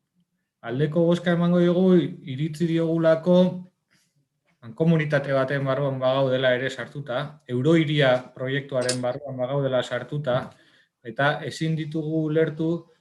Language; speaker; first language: Basque; native; Basque